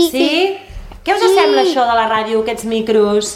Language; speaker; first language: Catalan; native; Catalan